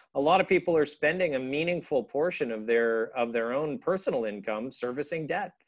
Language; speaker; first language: English; native; English